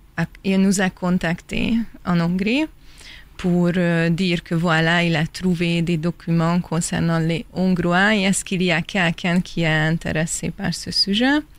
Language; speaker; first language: French; non-native, fluent; Hungarian